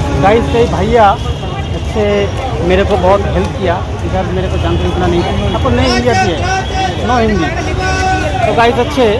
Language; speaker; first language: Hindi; non-native, local second language; Bangla